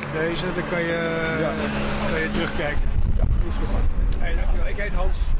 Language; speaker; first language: Dutch; native; Dutch